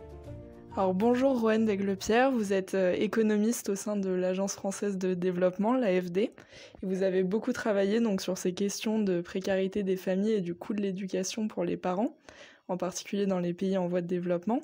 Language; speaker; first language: French; native; French